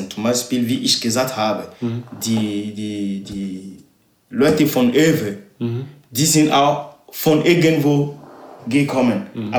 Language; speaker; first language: German; non-native, learner; Ewe